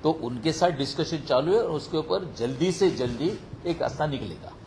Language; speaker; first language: Hindi; non-native, local second language; Marathi